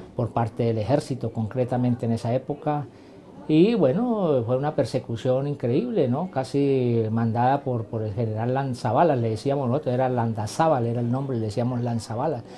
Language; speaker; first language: Spanish; native; Spanish